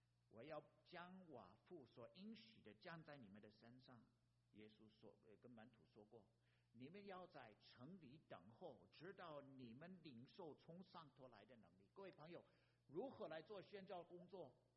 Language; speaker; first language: Chinese; non-native, fluent; English